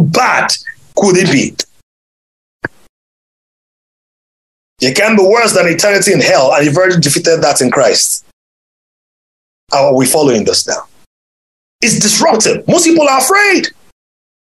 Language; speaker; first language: English; non-native, local second language; Yoruba